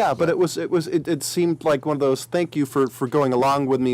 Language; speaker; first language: English; native; English